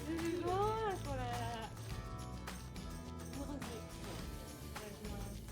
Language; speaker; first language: Japanese; native; Japanese